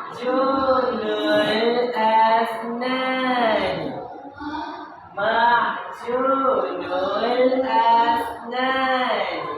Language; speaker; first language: Arabic; non-native, learner; Malay